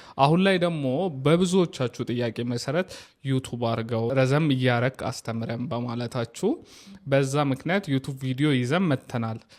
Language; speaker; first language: Amharic; non-native, local second language; Oromo